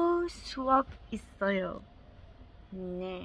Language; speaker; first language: Korean; non-native, learner; English